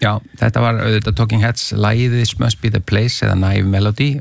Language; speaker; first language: Icelandic; native; Icelandic